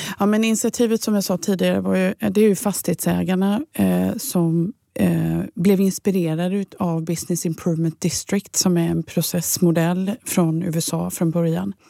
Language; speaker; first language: Swedish; native; Swedish